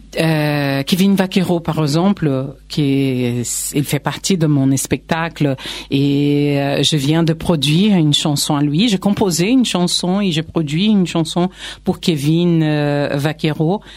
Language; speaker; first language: French; non-native, fluent; Portuguese